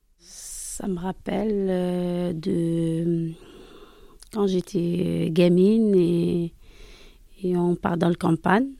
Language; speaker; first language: French; non-native, local second language; Arabic